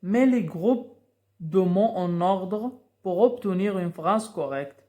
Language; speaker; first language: French; non-native, local second language; Arabic